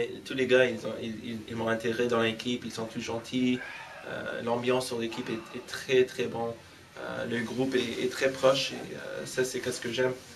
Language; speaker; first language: French; early bilingual, heritage; English